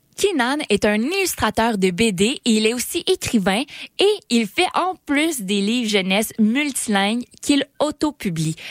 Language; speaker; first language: French; native; French